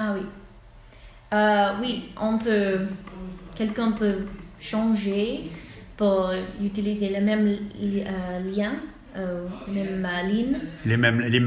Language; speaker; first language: French; non-native, fluent; English